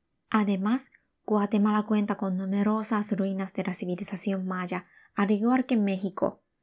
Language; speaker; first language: Spanish; non-native, fluent; Japanese